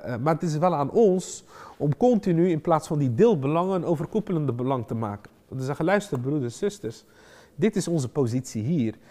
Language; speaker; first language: Dutch; early bilingual, other home language; Arabic